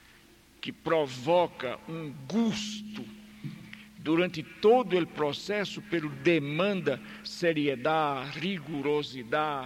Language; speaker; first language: Spanish; non-native, fluent; Portuguese